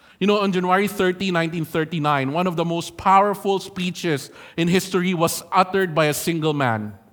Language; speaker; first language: English; non-native, local second language; Filipino